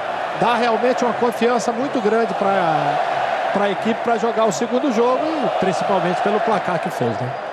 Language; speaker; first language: Portuguese; native; Portuguese